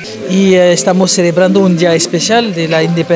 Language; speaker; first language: Spanish; non-native, learner; French